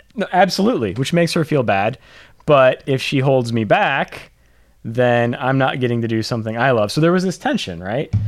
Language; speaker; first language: English; native; English